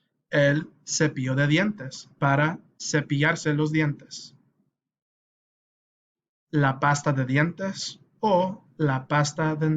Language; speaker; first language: Spanish; non-native, fluent; English